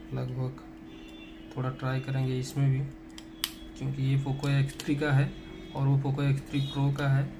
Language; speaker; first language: Hindi; non-native, local second language; Odia